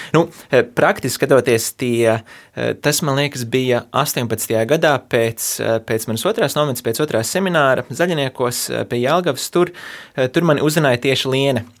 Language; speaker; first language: Latvian; early bilingual, heritage; Latvian